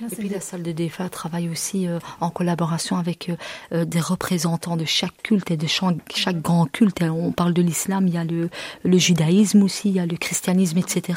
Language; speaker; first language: French; early bilingual, other home language; Arabic